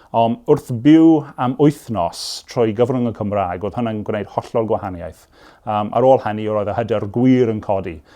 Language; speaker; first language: Welsh; non-native, local second language; English